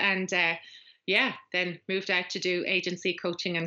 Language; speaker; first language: English; native; English